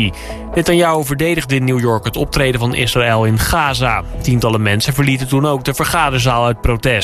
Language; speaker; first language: Dutch; native; Dutch